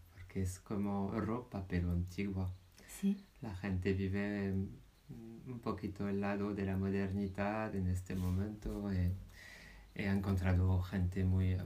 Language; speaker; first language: Spanish; non-native, fluent; French